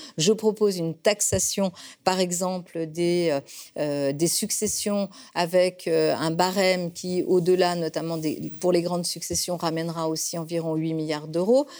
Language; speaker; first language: French; early bilingual, other home language; Spanish